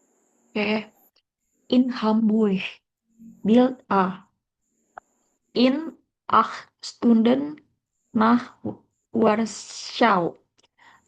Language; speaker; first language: German; non-native, learner; Indonesian